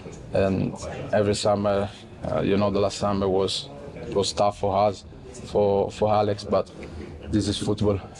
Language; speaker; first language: English; non-native, fluent; Italian